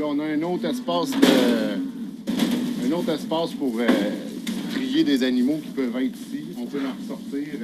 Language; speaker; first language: French; native; French